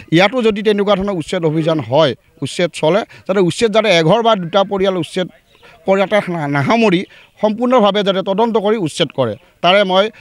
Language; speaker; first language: Assamese; native; Assamese